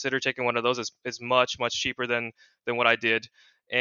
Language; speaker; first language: English; native; English